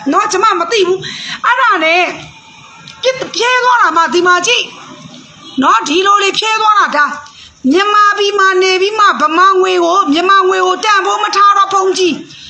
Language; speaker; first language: Burmese; non-native, local second language; Shan